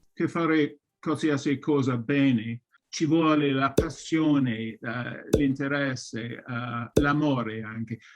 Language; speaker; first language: Italian; non-native, fluent; English